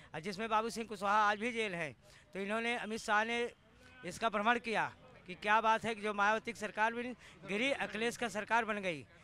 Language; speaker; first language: Hindi; native; Hindi